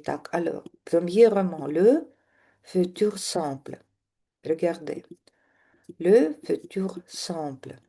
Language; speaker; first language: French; non-native, fluent; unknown